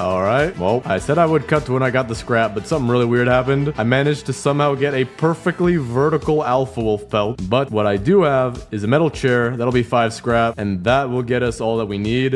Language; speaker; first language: English; native; English